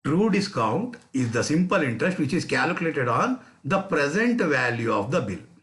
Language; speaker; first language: English; non-native, local second language; Kannada